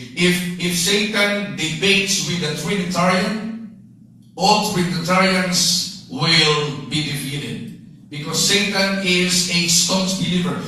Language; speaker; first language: English; non-native, local second language; Filipino